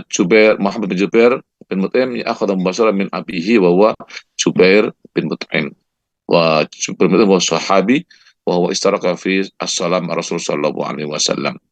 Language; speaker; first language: Arabic; non-native, fluent; Indonesian